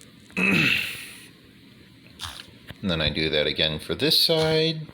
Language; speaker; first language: English; native; English